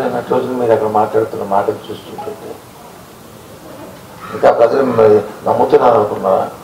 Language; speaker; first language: Telugu; native; Telugu